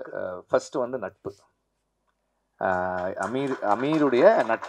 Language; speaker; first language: Tamil; native; Tamil